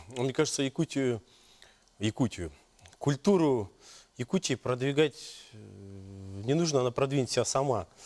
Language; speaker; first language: Russian; native; Russian